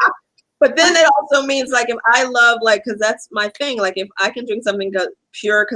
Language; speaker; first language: English; native; English